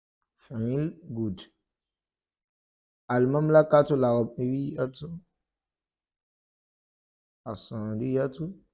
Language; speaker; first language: Arabic; non-native, fluent; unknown